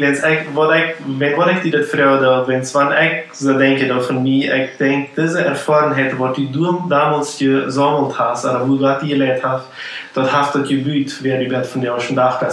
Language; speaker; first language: German; non-native, learner; Plautdietsch